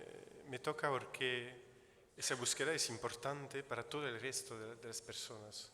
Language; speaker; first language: Spanish; non-native, fluent; Italian